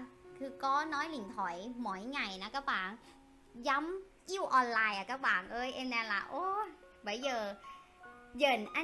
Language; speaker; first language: Vietnamese; non-native, learner; Thai